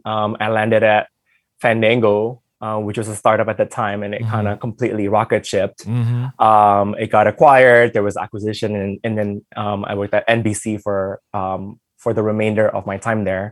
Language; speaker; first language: English; early bilingual, other home language; Indonesian